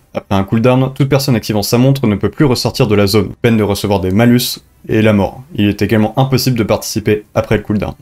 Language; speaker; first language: French; native; French